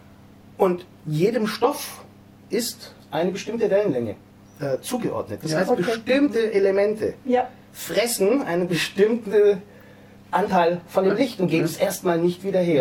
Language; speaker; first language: German; native; German